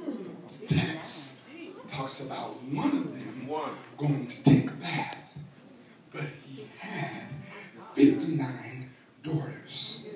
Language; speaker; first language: English; native; English